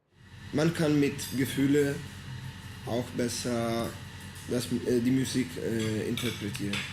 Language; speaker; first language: German; non-native, fluent; Italian